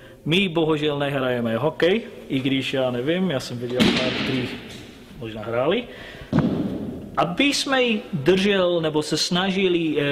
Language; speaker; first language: Czech; non-native, learner; English